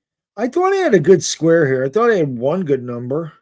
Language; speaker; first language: English; native; English